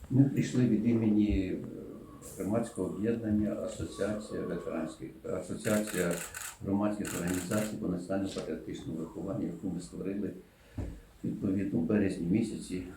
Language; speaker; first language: Ukrainian; native; Ukrainian